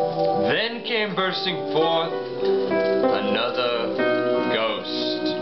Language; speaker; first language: English; native; English